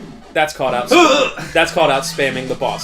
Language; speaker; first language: English; native; English